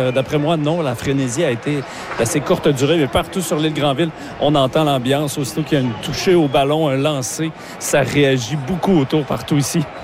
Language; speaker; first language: French; native; French